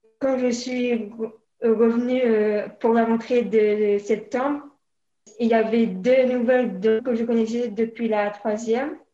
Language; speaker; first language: French; native; French